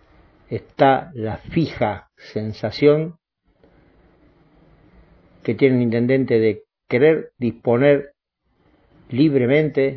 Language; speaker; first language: Spanish; native; Spanish